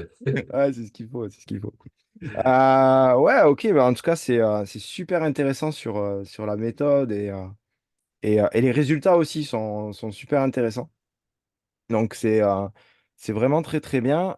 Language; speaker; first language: French; native; French